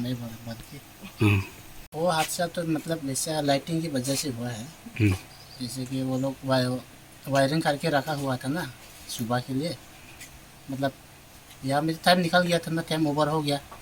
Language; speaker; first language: Hindi; non-native, local second language; Garo